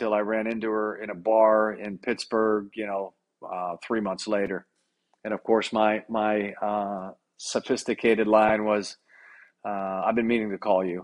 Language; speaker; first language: English; native; English